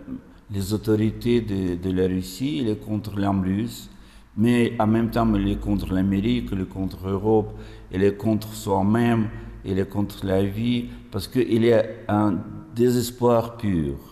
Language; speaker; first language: French; non-native, fluent; Russian